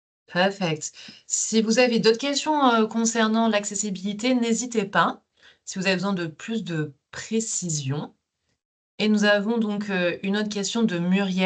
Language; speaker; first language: French; native; French